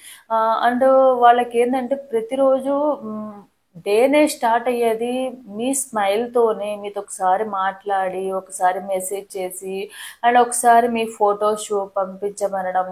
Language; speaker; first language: Telugu; native; Telugu